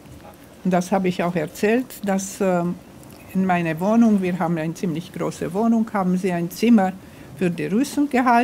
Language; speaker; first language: German; non-native, fluent; Romanian